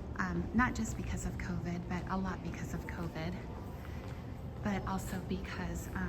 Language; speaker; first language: English; native; English